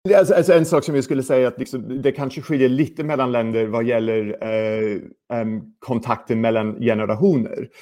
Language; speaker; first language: Swedish; non-native, fluent; English